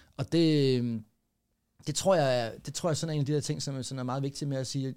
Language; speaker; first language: Danish; native; Danish